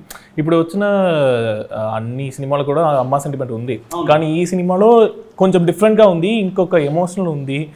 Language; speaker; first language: Telugu; non-native, learner; Tamil